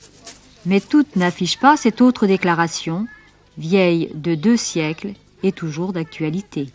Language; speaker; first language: French; native; French